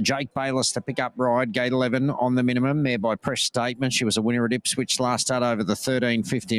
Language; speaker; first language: English; native; English